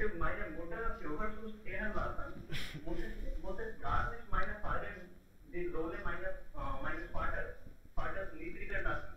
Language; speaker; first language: German; non-native, learner; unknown